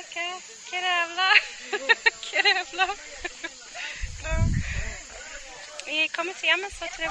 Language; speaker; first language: Spanish; non-native, learner; English